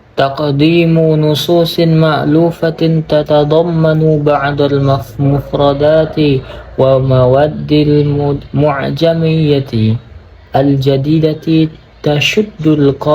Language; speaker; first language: Arabic; non-native, learner; Indonesian